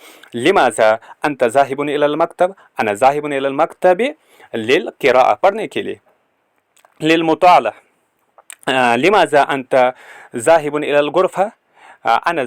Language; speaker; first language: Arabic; non-native, fluent; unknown